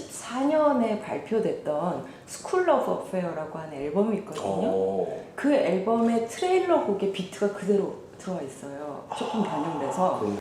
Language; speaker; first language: Korean; native; Korean